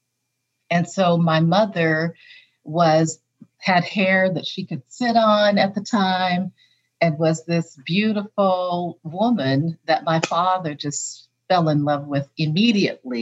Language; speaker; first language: English; native; English